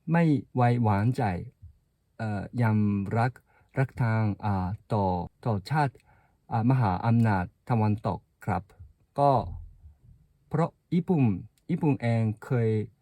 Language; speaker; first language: Thai; non-native, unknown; Japanese